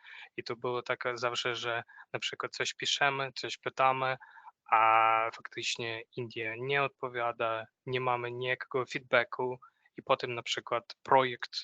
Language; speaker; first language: Polish; non-native, fluent; Ukrainian